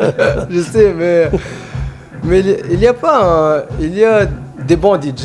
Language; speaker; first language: French; non-native, fluent; Arabic